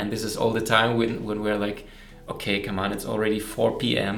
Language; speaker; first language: English; non-native, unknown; German